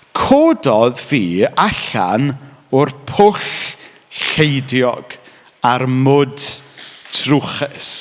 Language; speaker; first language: Welsh; native; Welsh